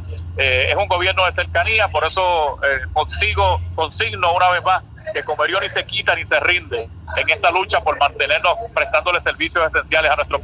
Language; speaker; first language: Spanish; native; Spanish